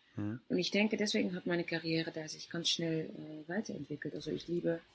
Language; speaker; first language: German; non-native, fluent; Dutch